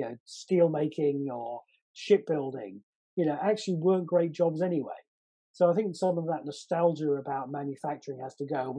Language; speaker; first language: English; native; English